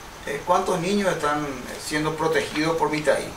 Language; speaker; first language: Spanish; native; Spanish